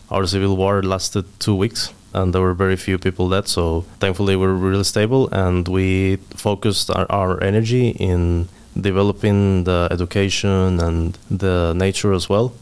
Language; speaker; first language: Norwegian; non-native, learner; Spanish